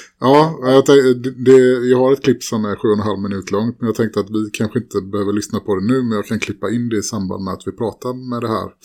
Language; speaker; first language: Swedish; native; Swedish